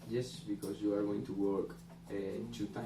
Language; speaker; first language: English; non-native, learner; Spanish